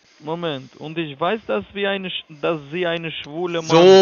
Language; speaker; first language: German; non-native, learner; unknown